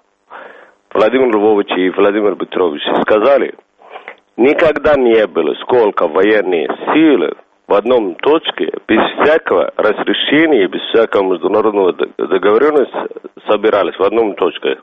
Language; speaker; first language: Russian; non-native, fluent; Somali